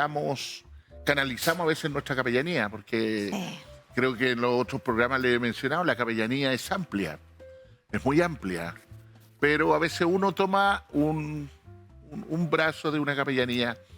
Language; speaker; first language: Spanish; native; Spanish